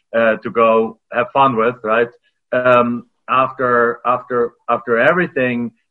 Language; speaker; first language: English; non-native, fluent; German